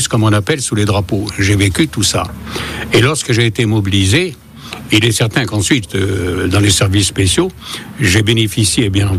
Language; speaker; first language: French; native; French